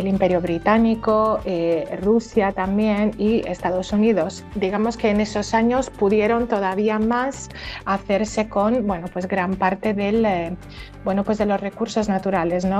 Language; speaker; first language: Spanish; native; Spanish